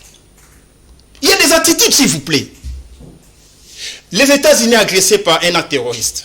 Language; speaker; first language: French; non-native, local second language; Lingala